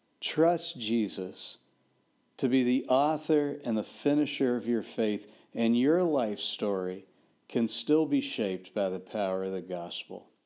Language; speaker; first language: English; native; English